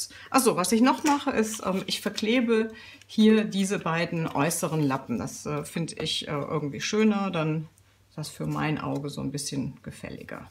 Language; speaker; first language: German; native; German